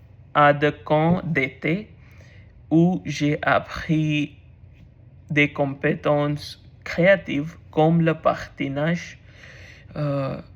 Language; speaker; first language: French; non-native, learner; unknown